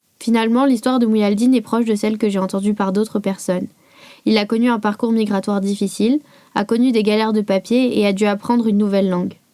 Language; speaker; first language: French; native; French